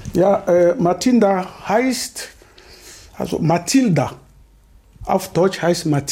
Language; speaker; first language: German; non-native, learner; Lingala